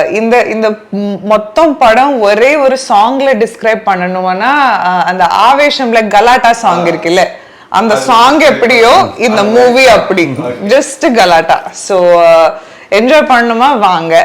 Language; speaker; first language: Tamil; non-native, learner; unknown